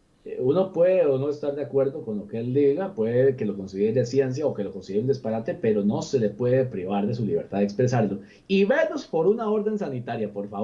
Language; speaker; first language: Spanish; native; Spanish